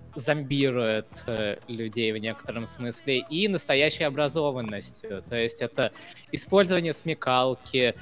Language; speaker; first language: Russian; non-native, fluent; Hindi